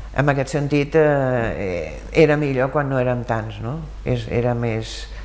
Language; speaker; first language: Catalan; early bilingual, other home language; German